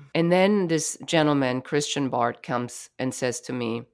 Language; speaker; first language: English; non-native, fluent; German